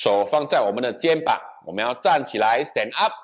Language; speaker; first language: Chinese; non-native, local second language; English